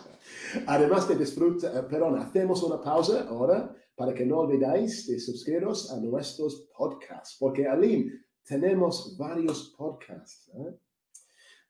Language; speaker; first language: Spanish; non-native, fluent; English